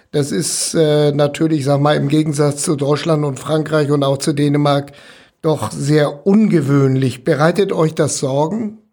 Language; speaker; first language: German; native; German